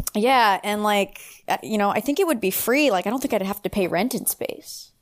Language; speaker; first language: English; native; English